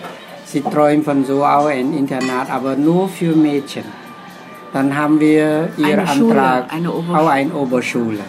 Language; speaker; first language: German; non-native, learner; Khmer